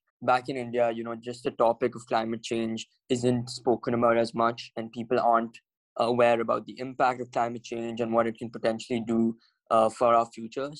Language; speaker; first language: English; non-native, local second language; Hindi